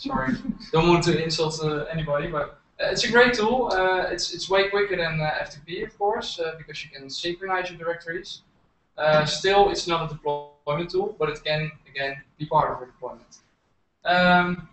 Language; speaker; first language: English; non-native, fluent; Dutch